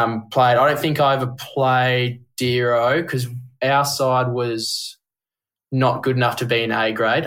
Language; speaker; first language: English; native; English